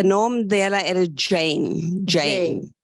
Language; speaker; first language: Portuguese; non-native, fluent; English